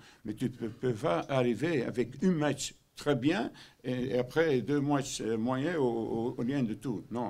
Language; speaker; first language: French; non-native, learner; Dutch